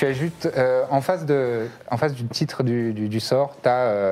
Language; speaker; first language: French; native; French